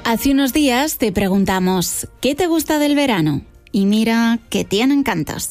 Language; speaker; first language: Spanish; native; Spanish